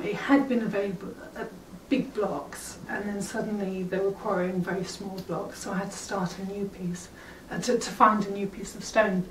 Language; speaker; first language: English; native; English